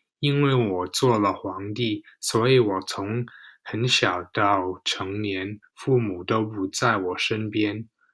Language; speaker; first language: Chinese; non-native, learner; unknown